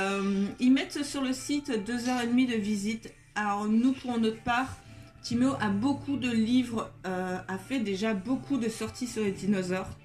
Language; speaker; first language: French; native; French